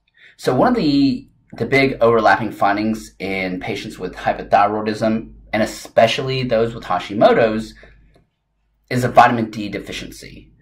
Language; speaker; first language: English; native; English